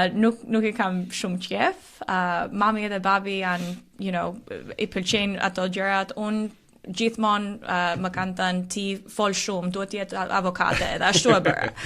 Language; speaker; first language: Albanian; early bilingual, heritage; Albanian